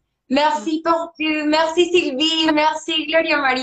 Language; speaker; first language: French; non-native, learner; Spanish